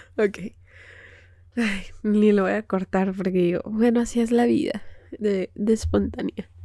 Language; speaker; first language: Spanish; native; Spanish